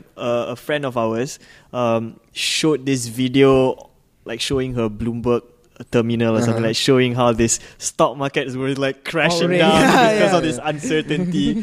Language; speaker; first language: English; non-native, local second language; Malay